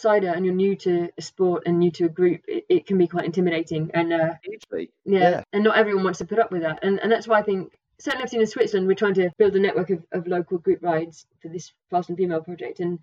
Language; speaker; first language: English; native; English